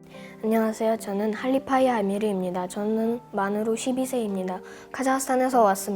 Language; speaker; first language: Korean; early bilingual, other home language; Russian